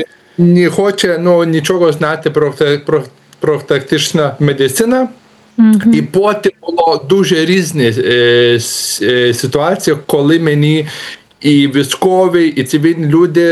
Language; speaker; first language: Ukrainian; non-native, learner; Lithuanian